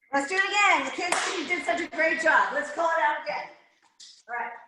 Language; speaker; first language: English; native; English